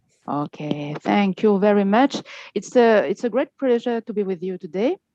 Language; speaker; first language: English; non-native, fluent; French